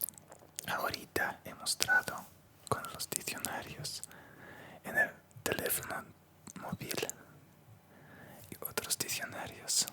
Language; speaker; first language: Spanish; non-native, learner; Russian